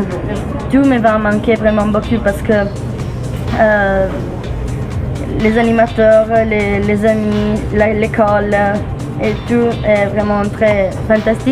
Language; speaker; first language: French; non-native, learner; English